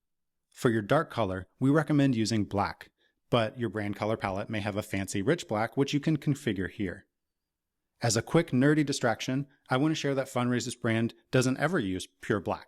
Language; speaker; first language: English; native; English